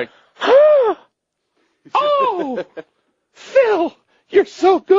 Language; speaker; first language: English; native; English